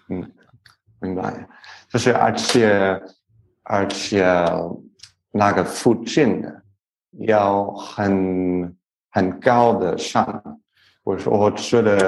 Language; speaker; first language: Chinese; non-native, learner; English